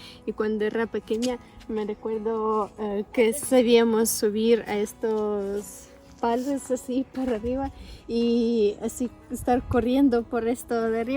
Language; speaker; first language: Spanish; non-native, local second language; Russian